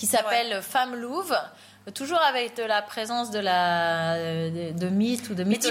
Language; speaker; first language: French; native; French